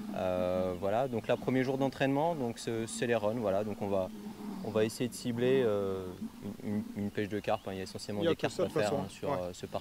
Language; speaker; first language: French; native; French